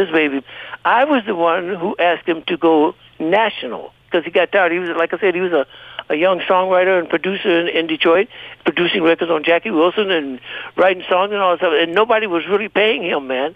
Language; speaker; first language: English; native; English